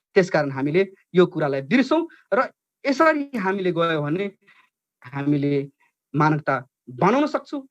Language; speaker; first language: Nepali; non-native, local second language; Dangaura Tharu